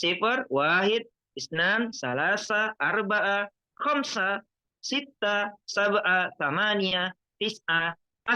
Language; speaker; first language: Arabic; non-native, fluent; Indonesian